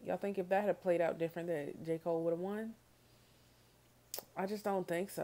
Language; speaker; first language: English; native; English